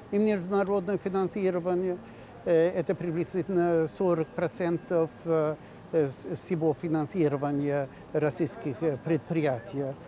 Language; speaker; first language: Russian; non-native, fluent; Swedish